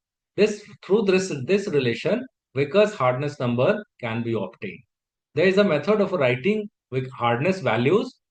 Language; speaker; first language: English; non-native, local second language; Hindi